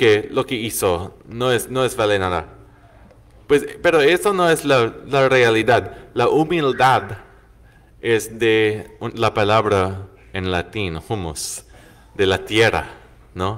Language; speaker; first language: Spanish; non-native, fluent; English